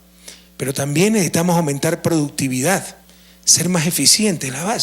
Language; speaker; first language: Spanish; native; Spanish